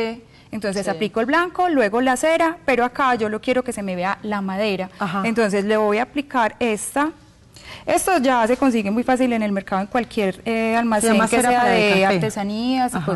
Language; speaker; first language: Spanish; native; Spanish